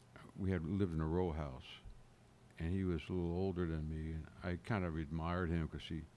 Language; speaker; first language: English; native; English